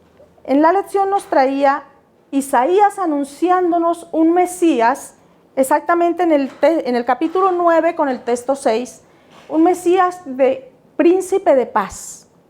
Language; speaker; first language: Spanish; native; Spanish